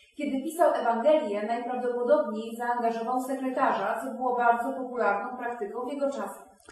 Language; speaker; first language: Polish; native; Polish